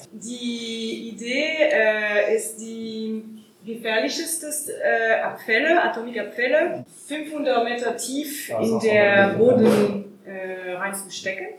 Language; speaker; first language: German; non-native, learner; French